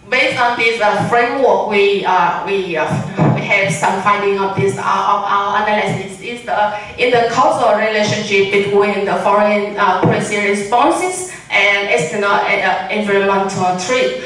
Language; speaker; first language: English; non-native, learner; Vietnamese